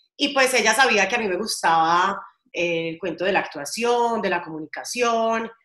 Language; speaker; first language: Spanish; native; Spanish